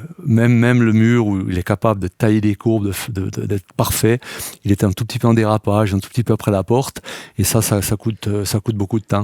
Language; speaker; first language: French; native; French